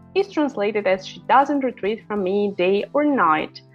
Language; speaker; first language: English; non-native, fluent; Russian